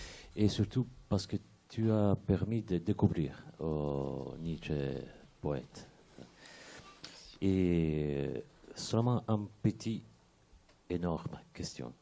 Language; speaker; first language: French; non-native, fluent; Italian